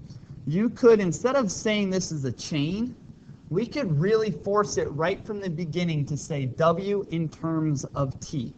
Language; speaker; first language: English; native; English